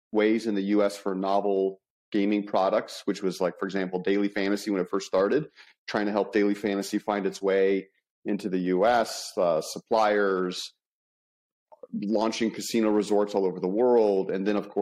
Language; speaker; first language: English; native; English